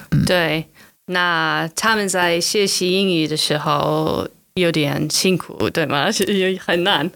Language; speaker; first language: Chinese; non-native, fluent; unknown